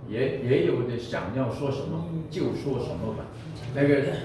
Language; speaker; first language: Chinese; non-native, fluent; Korean